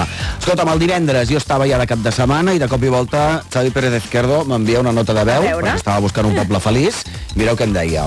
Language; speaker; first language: Catalan; native; Catalan